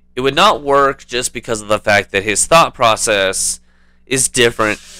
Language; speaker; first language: English; native; English